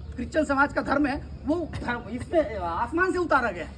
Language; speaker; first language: Hindi; non-native, local second language; Marathi